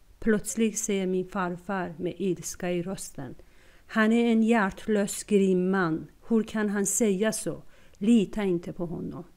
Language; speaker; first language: Swedish; non-native, fluent; Persian